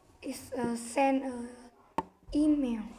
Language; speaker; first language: English; non-native, learner; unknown